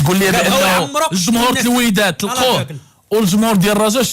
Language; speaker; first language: Arabic; native; Arabic